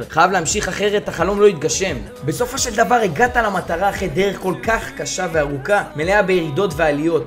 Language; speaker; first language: Hebrew; native; Hebrew